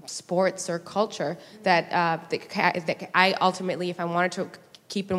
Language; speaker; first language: English; native; English